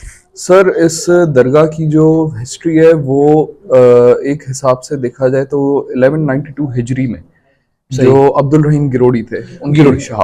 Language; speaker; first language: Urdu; non-native, local second language; Sindhi